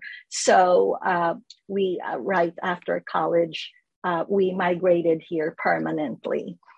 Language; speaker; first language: English; non-native, local second language; Filipino